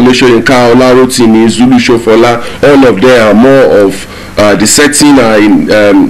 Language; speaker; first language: English; non-native, local second language; Yoruba